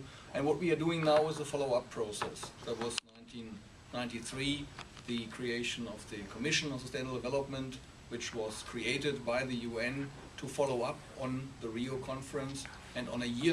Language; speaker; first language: English; non-native, fluent; German